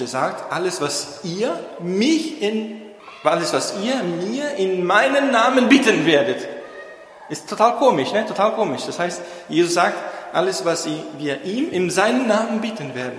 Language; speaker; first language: German; non-native, fluent; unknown